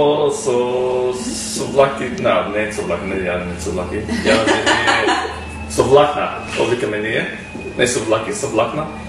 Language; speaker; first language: Macedonian; early bilingual, heritage; Macedonian